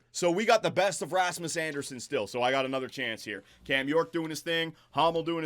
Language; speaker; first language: English; native; English